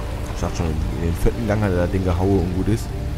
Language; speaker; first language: German; native; German